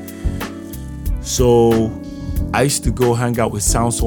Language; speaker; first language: English; non-native, local second language; Yoruba